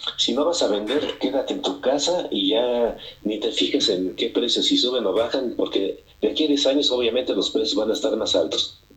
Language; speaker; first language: Spanish; native; Spanish